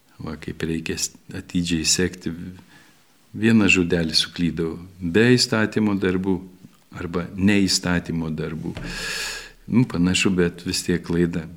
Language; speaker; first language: Lithuanian; native; Lithuanian